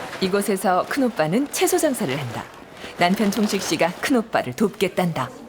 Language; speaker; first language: Korean; native; Korean